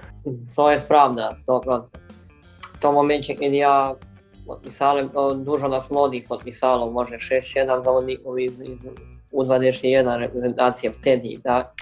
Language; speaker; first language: Polish; non-native, learner; Serbian